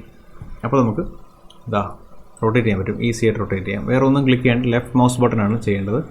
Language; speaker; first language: Malayalam; native; Malayalam